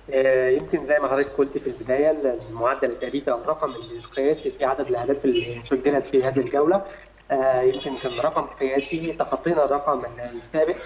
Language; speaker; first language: Arabic; native; Arabic